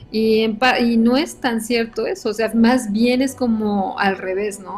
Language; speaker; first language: Spanish; native; Spanish